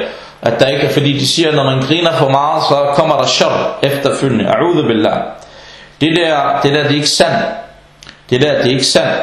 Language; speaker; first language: Danish; non-native, fluent; Arabic